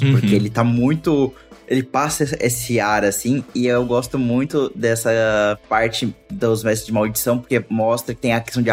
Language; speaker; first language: Portuguese; native; Portuguese